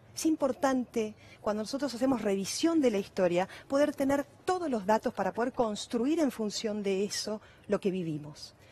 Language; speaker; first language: Spanish; native; Spanish